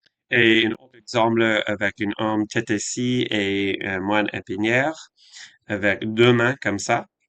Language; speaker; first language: French; non-native, fluent; English